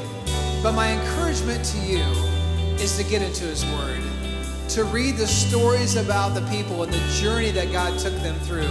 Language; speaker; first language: English; native; English